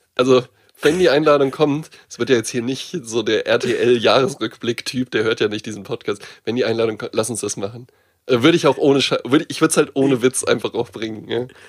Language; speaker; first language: German; native; German